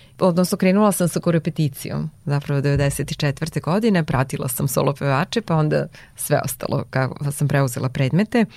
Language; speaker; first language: Serbian; non-native, local second language; Hungarian